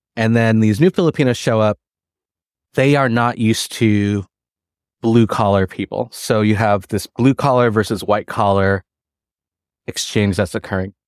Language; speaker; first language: English; early bilingual, other home language; Filipino